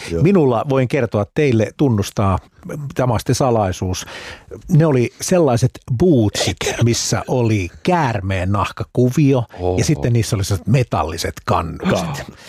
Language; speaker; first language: Finnish; native; Finnish